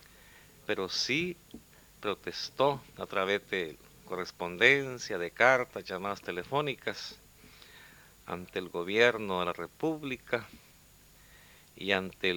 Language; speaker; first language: Spanish; native; Spanish